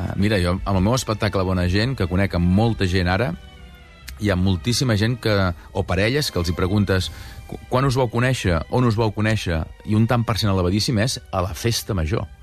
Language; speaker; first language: Catalan; native; Catalan